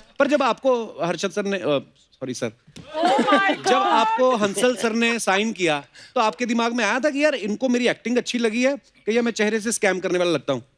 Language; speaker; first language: Hindi; native; Hindi